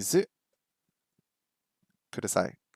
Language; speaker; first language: Japanese; non-native, learner; English